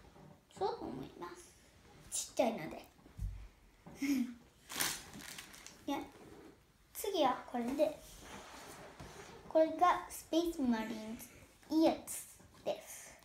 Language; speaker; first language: Japanese; early bilingual, heritage; Japanese